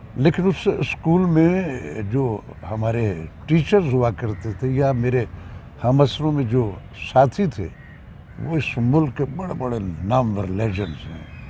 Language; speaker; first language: Urdu; non-native, local second language; Punjabi